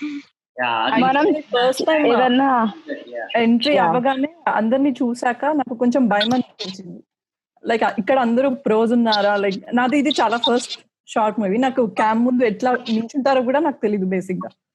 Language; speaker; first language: Telugu; early bilingual, heritage; Telugu